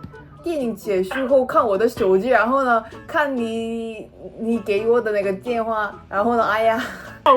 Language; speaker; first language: Chinese; non-native, learner; Korean